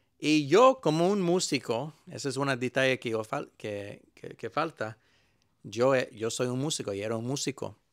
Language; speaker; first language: Spanish; early bilingual, heritage; Spanish